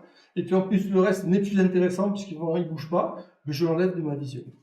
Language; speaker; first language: French; native; French